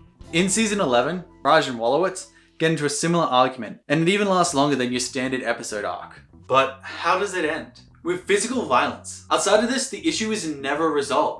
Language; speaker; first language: English; native; English